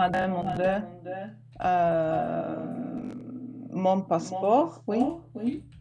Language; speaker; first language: French; non-native, fluent; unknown